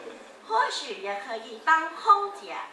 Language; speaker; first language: Chinese; non-native, learner; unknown